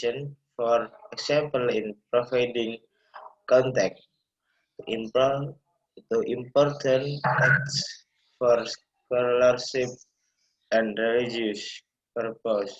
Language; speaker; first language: English; non-native, learner; Indonesian